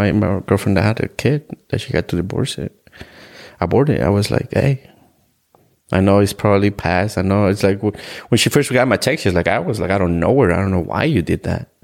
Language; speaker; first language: English; non-native, fluent; Spanish